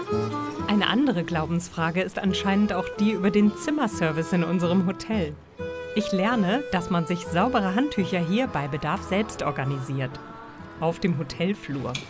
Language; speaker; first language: German; native; German